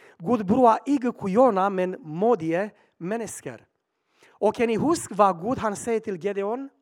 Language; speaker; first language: Swedish; non-native, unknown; Romanian